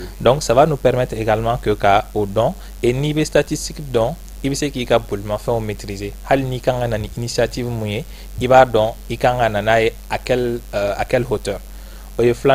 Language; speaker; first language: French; non-native, local second language; Bambara